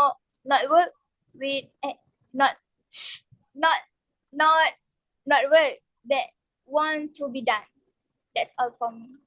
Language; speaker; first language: English; non-native, local second language; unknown